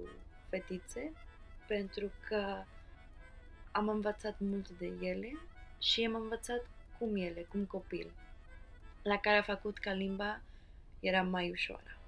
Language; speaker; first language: Romanian; non-native, learner; Spanish